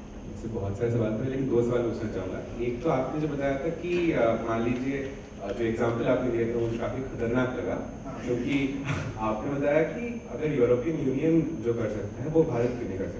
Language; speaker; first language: Hindi; native; Hindi